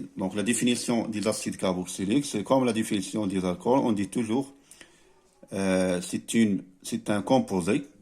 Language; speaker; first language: French; non-native, local second language; Arabic